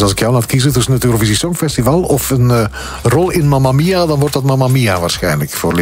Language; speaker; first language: Dutch; native; Dutch